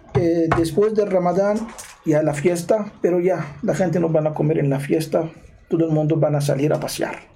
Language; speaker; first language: Spanish; non-native, fluent; Arabic